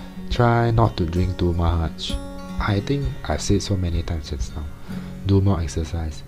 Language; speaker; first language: English; non-native, local second language; Chinese